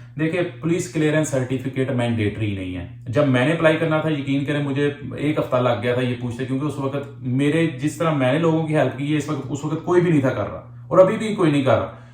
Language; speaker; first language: Urdu; non-native, local second language; Punjabi